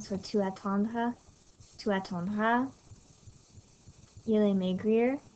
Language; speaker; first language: French; non-native, fluent; English